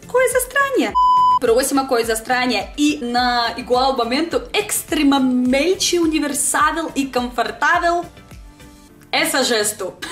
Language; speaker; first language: Portuguese; non-native, learner; Russian